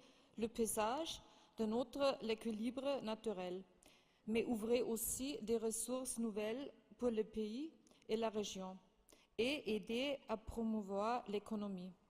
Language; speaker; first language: French; non-native, fluent; German